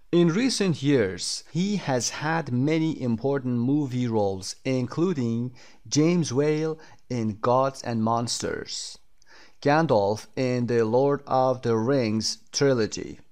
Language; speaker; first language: English; non-native, fluent; Persian